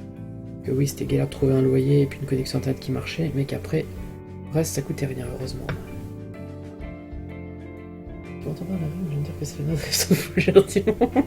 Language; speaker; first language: French; native; French